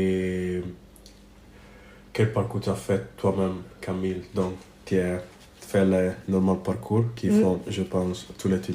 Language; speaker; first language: French; non-native, learner; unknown